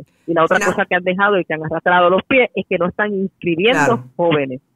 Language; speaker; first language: Spanish; native; Spanish